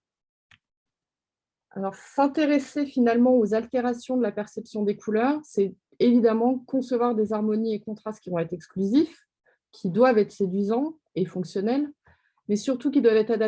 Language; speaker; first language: French; native; French